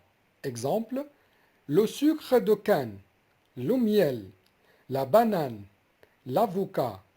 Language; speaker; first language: French; non-native, fluent; Arabic